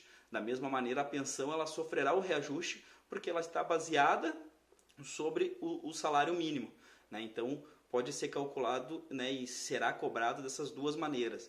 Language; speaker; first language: Portuguese; native; Portuguese